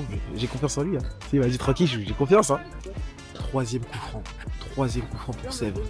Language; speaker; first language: French; native; French